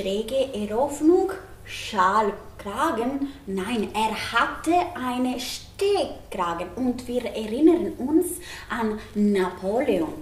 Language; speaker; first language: German; non-native, learner; Italian